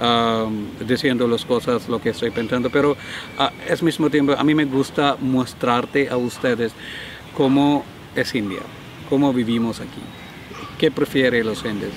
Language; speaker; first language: Spanish; non-native, learner; Malayalam